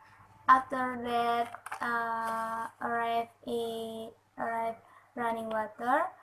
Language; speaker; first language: English; non-native, learner; Indonesian